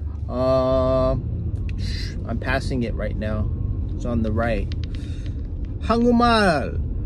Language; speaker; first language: English; native; English